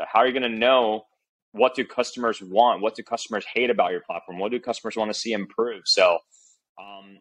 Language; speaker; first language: English; early bilingual, other home language; Chinese